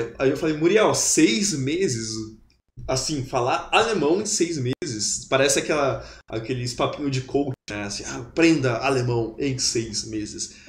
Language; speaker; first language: Portuguese; native; Portuguese